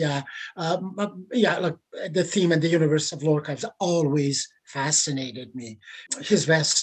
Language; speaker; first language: English; non-native, fluent; Persian